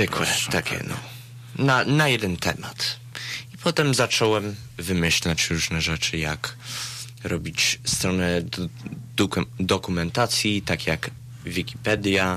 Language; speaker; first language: Polish; early bilingual, heritage; Polish